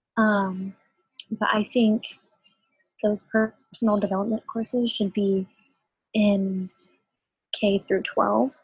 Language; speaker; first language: English; native; English